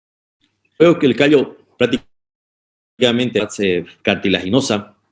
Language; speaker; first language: Spanish; native; Spanish